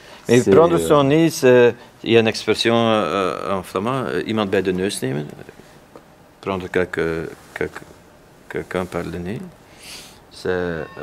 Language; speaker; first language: French; non-native, local second language; Dutch